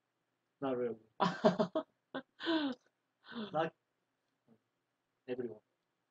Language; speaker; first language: English; non-native, learner; Korean